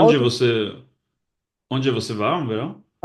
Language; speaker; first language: Portuguese; non-native, fluent; Basque